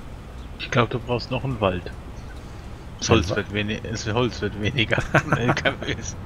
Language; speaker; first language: German; native; German